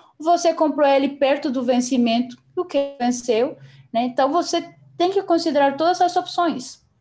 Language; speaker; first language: Portuguese; non-native, fluent; Spanish